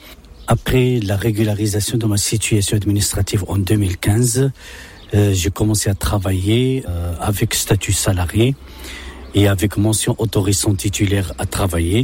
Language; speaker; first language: French; non-native, local second language; Arabic